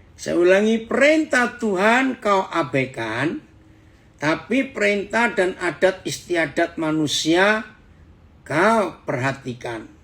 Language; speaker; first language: Indonesian; native; Indonesian